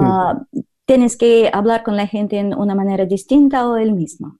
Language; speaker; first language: Spanish; non-native, learner; Russian